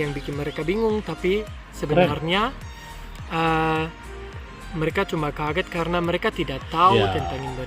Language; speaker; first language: Indonesian; non-native, fluent; German